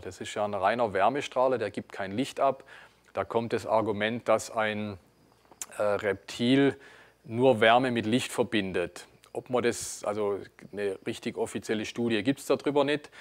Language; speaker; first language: German; native; German